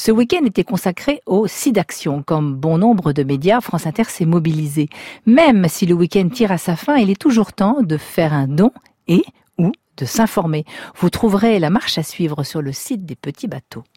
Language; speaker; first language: French; native; French